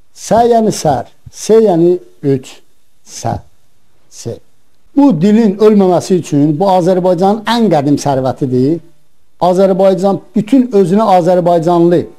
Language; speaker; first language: Azerbaijani; non-native, local second language; Talysh